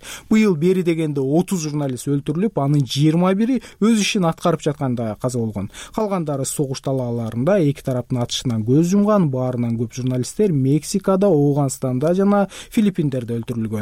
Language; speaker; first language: Kyrgyz; native; Kyrgyz